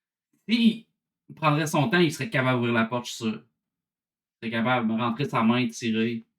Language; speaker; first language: French; native; French